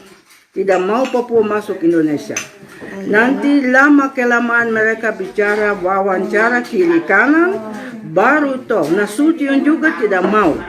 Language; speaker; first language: Indonesian; non-native, local second language; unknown